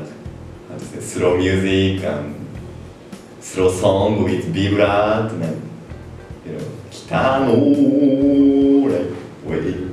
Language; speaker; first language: English; non-native, learner; Japanese